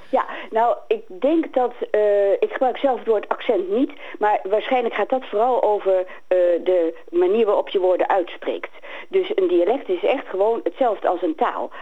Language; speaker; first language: Dutch; native; Dutch